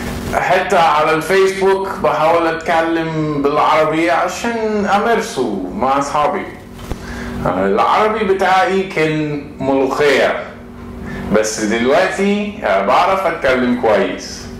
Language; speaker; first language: Arabic; non-native, fluent; English